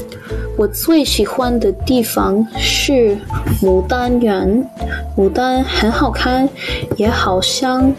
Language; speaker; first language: Chinese; non-native, learner; English